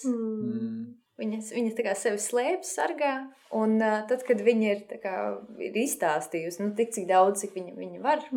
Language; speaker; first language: Latvian; native; Latvian